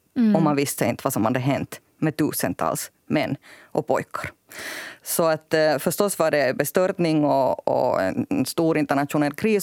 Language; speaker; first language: Swedish; native; Swedish